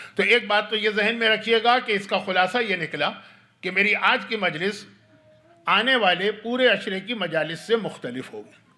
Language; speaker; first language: Urdu; native; Urdu